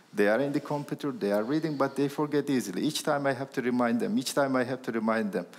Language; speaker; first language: English; non-native, fluent; Turkish